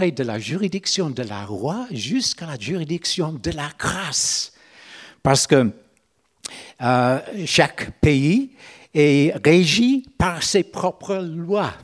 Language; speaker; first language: French; non-native, fluent; English